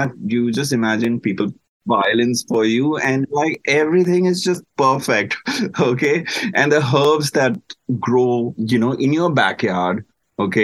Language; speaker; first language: English; non-native, local second language; Malayalam